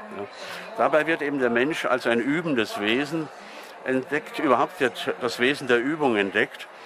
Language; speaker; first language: German; native; German